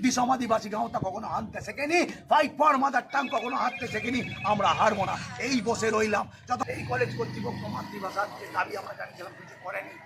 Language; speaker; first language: Bangla; non-native, local second language; Santali